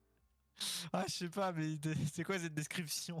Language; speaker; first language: French; native; French